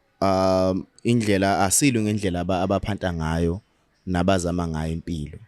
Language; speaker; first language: Zulu; native; Zulu